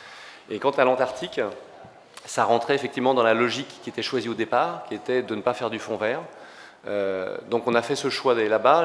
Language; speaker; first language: French; native; French